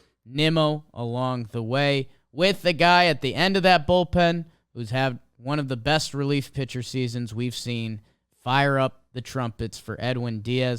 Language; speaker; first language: English; native; English